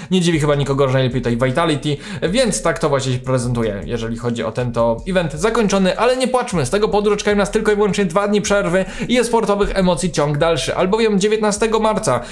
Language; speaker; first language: Polish; native; Polish